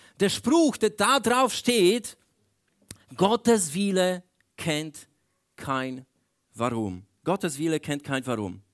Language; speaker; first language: German; non-native, fluent; Polish